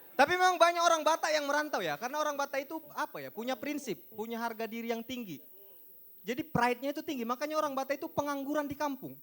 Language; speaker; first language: Indonesian; native; Indonesian